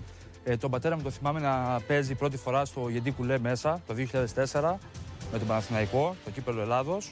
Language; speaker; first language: Greek; native; Greek